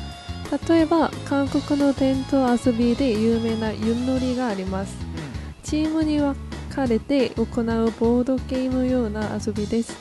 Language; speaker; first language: Japanese; non-native, learner; Korean